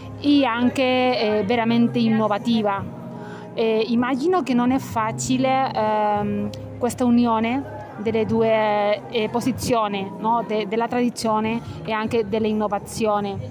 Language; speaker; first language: Italian; non-native, fluent; Spanish